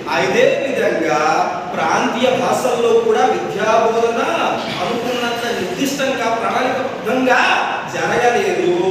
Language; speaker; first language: Telugu; non-native, local second language; Odia